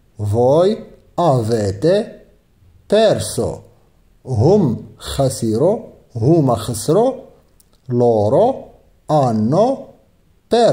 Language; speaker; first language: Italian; non-native, fluent; Arabic